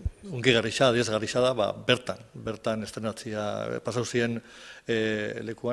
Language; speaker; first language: Basque; native; Basque